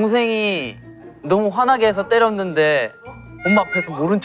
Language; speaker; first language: Korean; native; Korean